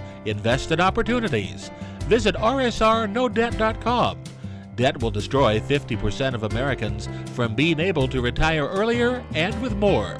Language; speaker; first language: English; native; English